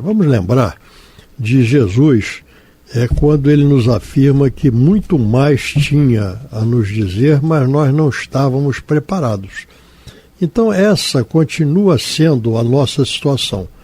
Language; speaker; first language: Portuguese; native; Portuguese